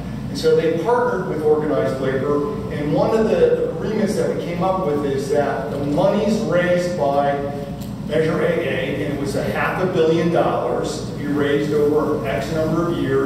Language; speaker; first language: English; native; English